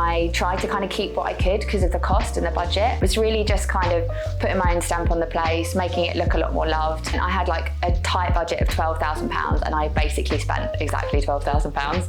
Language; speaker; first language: English; native; English